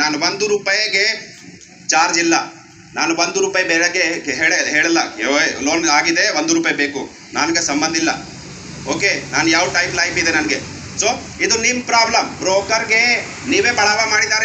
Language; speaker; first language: Kannada; non-native, learner; Hindi